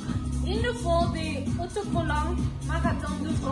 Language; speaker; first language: French; non-native, learner; Spanish